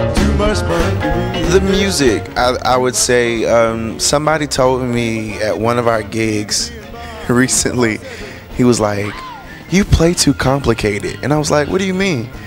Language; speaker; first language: English; native; English